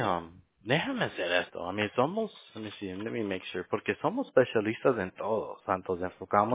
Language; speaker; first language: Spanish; early bilingual, heritage; Spanish